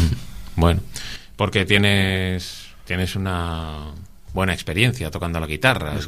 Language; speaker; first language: Spanish; native; Spanish